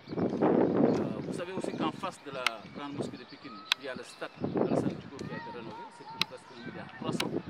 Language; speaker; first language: French; non-native, local second language; Wolof